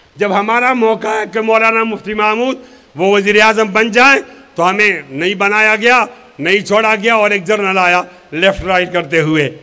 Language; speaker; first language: Urdu; non-native, local second language; Pashto